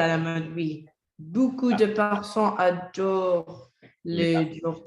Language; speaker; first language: French; non-native, learner; Spanish